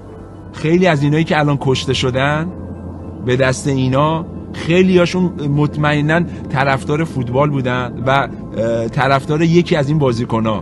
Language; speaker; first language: Persian; native; Persian